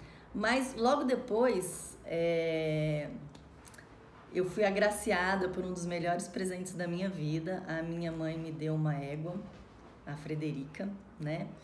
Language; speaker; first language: Portuguese; native; Portuguese